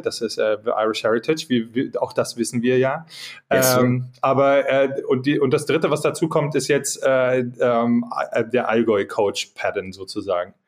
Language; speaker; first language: German; native; German